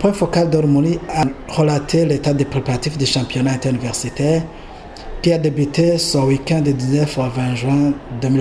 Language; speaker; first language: French; non-native, local second language; Rundi